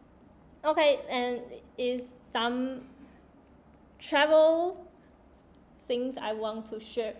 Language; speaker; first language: English; non-native, learner; Chinese